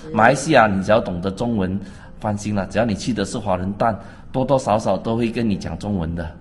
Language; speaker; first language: Chinese; native; Chinese